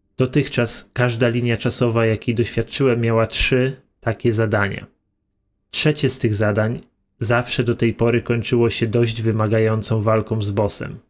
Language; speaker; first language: Polish; native; Polish